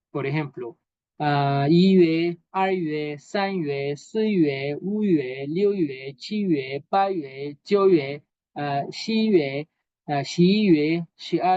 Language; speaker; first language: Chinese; non-native, fluent; Spanish